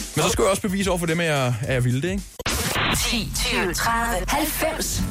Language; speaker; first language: Danish; native; Danish